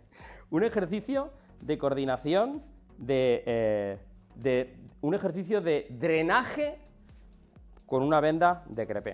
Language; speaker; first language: Spanish; native; Spanish